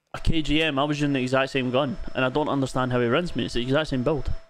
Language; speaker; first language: English; native; English